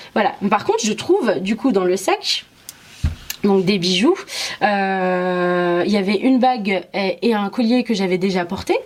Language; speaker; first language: French; early bilingual, other home language; Arabic